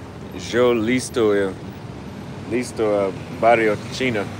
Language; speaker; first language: Spanish; non-native, learner; English